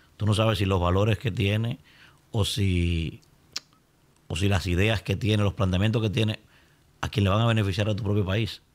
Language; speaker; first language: Spanish; native; Spanish